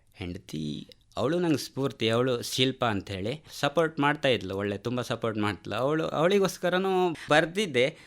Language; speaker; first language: Kannada; native; Kannada